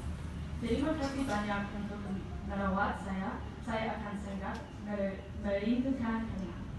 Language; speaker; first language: Indonesian; non-native, learner; English